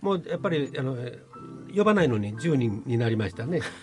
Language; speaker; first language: Japanese; native; Japanese